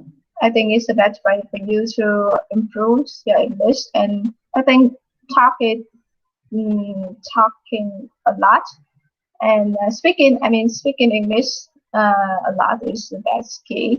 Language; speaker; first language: English; non-native, fluent; Vietnamese